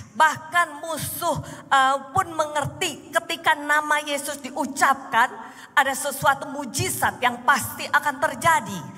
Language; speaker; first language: Indonesian; native; Indonesian